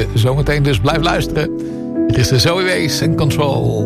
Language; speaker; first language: Dutch; native; Dutch